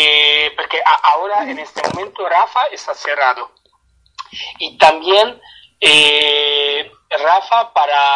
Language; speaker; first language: Spanish; non-native, fluent; Italian